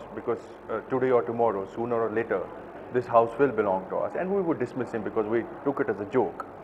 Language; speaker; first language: English; non-native, local second language; Kashmiri